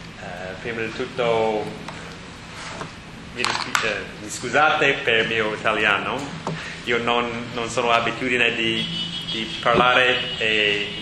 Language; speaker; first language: Italian; non-native, learner; English